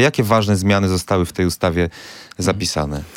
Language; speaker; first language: Polish; native; Polish